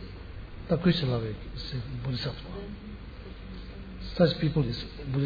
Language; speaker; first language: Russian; non-native, learner; Tibetan